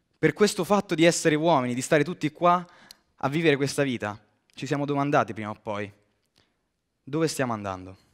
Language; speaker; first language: Italian; native; Italian